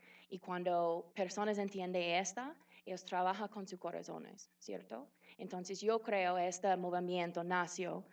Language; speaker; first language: Spanish; non-native, fluent; English